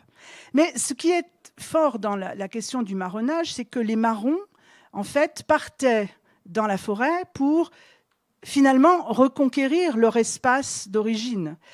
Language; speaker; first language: French; native; French